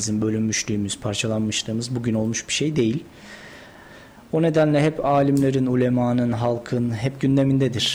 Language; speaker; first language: Turkish; native; Turkish